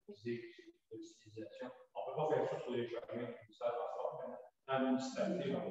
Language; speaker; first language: French; native; French